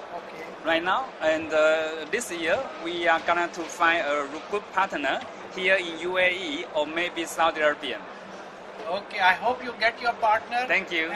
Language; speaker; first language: English; non-native, learner; Chinese